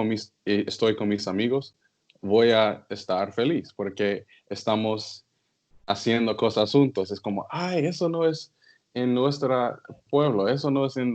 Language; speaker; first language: Spanish; non-native, learner; English